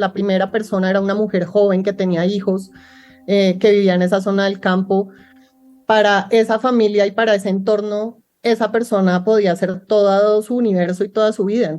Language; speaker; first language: Spanish; native; Spanish